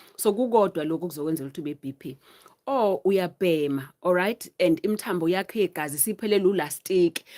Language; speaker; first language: Zulu; native; Zulu